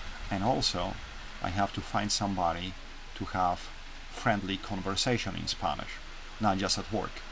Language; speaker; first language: English; non-native, fluent; Polish